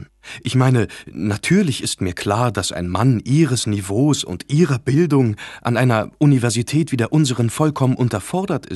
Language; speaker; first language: German; native; German